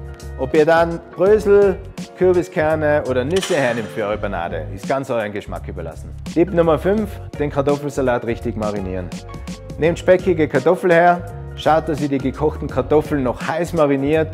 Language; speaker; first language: German; native; German